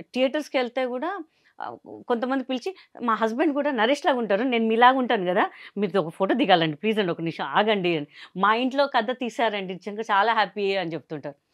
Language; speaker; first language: Telugu; non-native, local second language; Hindi